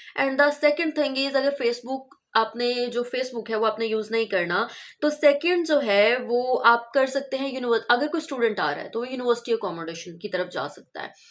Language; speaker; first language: Urdu; non-native, local second language; Punjabi